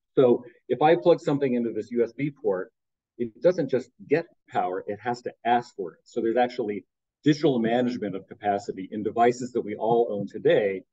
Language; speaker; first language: English; native; English